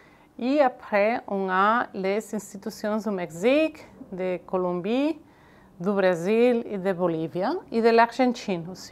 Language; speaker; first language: French; non-native, fluent; Catalan